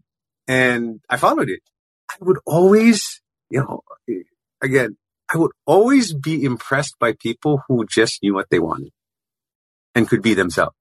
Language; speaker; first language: English; non-native, local second language; Filipino